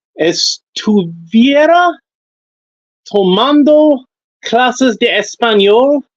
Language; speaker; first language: Spanish; non-native, learner; English